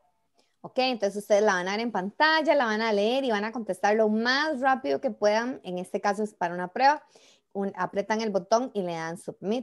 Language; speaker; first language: Spanish; native; Spanish